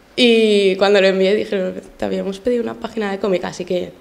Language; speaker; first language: Spanish; native; Spanish